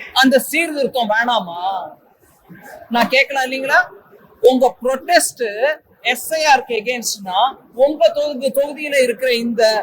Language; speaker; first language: Tamil; native; Tamil